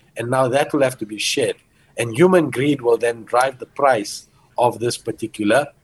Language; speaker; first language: English; early bilingual, other home language; Portuguese